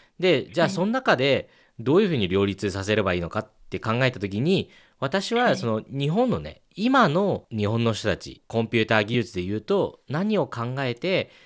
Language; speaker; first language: Japanese; non-native, fluent; Chinese